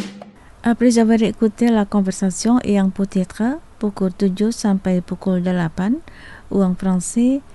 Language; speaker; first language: French; non-native, fluent; Indonesian